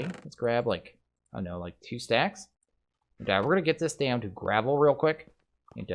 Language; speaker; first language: English; native; English